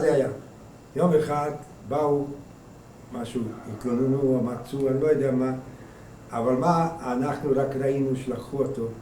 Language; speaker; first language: Hebrew; non-native, fluent; Hungarian